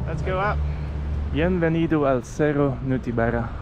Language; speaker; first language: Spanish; non-native, learner; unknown